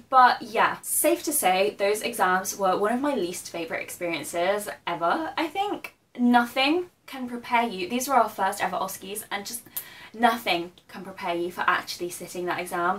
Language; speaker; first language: English; native; English